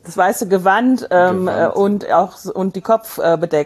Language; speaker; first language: German; native; German